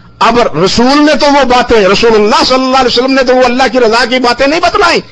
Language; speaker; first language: Urdu; non-native, local second language; Punjabi